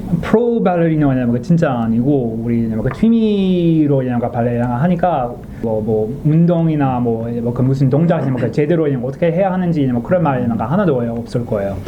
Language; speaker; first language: Korean; non-native, learner; English